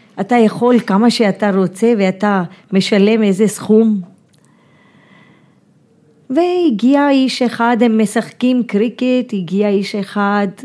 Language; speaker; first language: Hebrew; non-native, fluent; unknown